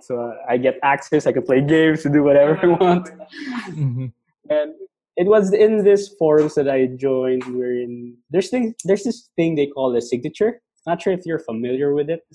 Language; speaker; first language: English; non-native, local second language; Cebuano